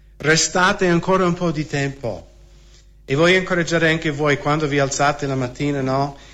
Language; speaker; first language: Italian; non-native, fluent; English